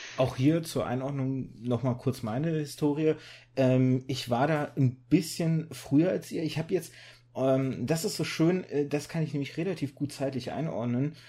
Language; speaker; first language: German; native; German